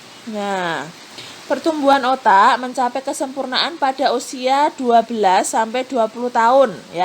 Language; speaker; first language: Indonesian; native; Indonesian